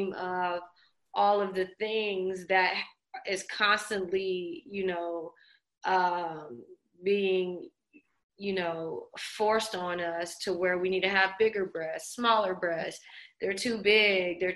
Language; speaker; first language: English; native; English